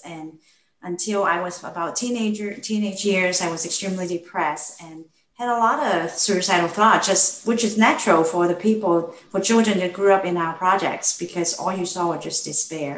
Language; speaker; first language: English; non-native, local second language; Cantonese